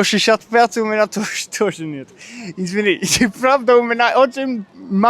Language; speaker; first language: Russian; non-native, learner; English